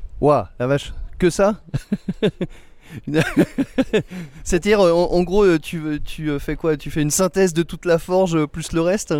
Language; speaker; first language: French; native; French